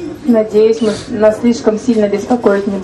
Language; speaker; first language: Russian; native; Russian